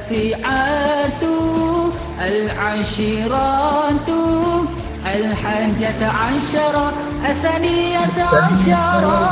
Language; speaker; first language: Arabic; non-native, learner; Malay